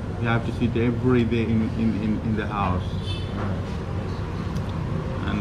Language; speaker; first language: English; non-native, learner; Tamil